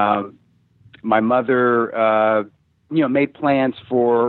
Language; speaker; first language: English; native; English